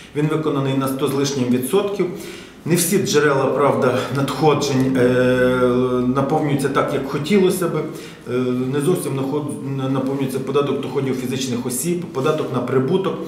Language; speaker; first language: Ukrainian; native; Ukrainian